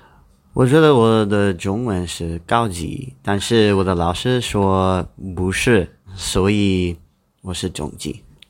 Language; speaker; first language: Chinese; non-native, learner; English